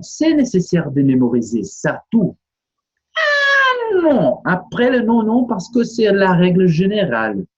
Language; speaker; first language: French; non-native, fluent; Portuguese